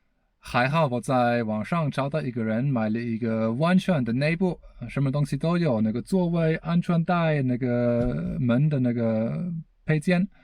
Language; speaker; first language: Chinese; non-native, learner; German